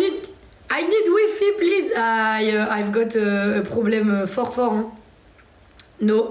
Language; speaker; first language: English; non-native, learner; French